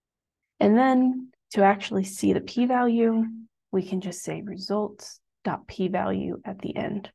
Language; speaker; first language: English; native; English